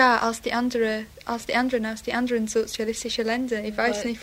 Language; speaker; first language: German; non-native, learner; English